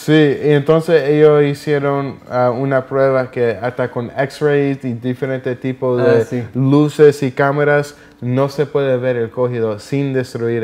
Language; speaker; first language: Spanish; early bilingual, heritage; Spanish